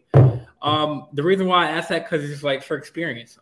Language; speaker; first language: English; native; English